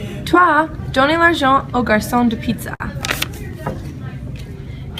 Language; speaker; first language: French; non-native, learner; English